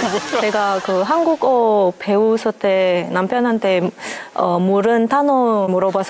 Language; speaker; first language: Korean; non-native, local second language; Indonesian